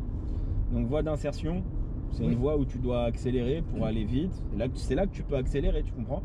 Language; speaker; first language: French; native; French